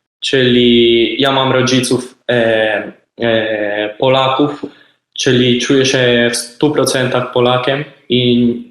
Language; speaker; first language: Polish; early bilingual, heritage; Polish